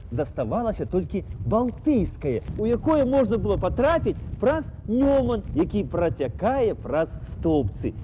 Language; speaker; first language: Belarusian; native; Belarusian